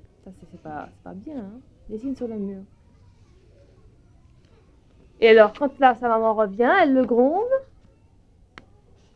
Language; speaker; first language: French; native; French